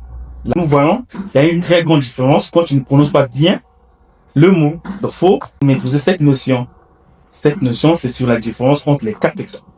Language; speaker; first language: French; non-native, fluent; Chinese